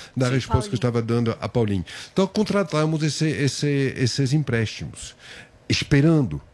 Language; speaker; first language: Portuguese; non-native, fluent; French